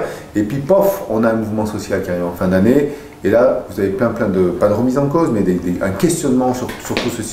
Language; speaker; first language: French; native; French